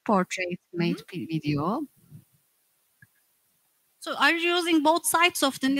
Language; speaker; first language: English; non-native, fluent; Turkish